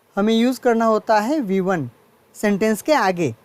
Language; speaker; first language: Hindi; non-native, local second language; Marathi